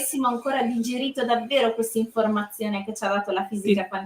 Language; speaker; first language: Italian; native; Italian